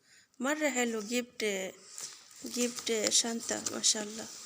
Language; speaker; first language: Arabic; non-native, learner; Bangla